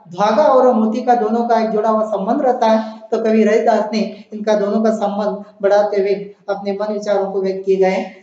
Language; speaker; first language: Hindi; non-native, local second language; Kannada